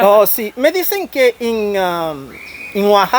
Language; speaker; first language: Spanish; non-native, fluent; French